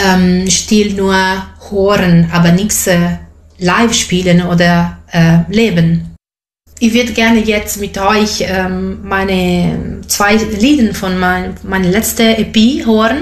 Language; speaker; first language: German; non-native, fluent; Italian